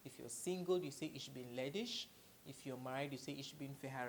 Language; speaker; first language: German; non-native, fluent; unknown